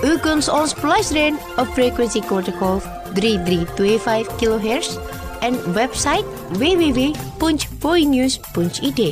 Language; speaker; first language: Dutch; non-native, fluent; Indonesian